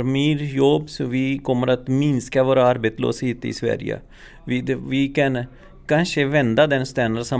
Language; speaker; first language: Swedish; non-native, learner; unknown